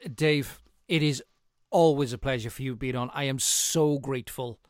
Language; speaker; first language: English; native; English